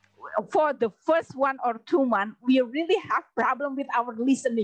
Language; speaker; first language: English; non-native, learner; Indonesian